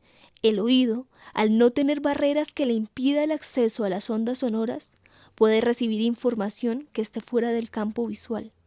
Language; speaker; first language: Spanish; native; Spanish